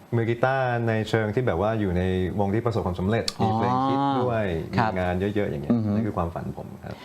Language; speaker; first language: Thai; non-native, local second language; English